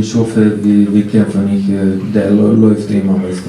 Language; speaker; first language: German; non-native, learner; Romanian